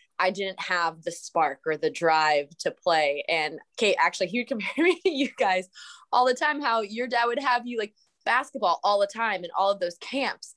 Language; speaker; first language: English; native; English